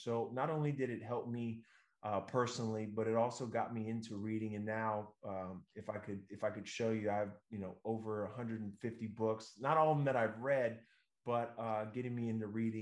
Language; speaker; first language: English; native; English